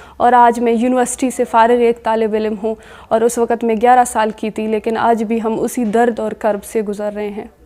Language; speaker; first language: Urdu; non-native, local second language; Baluchi